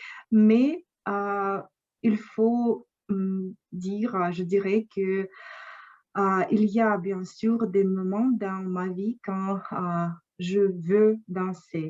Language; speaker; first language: French; non-native, fluent; Russian